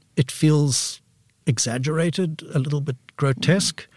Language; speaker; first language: English; native; English